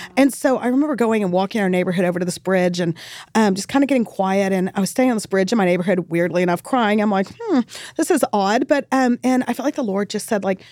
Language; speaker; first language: English; native; English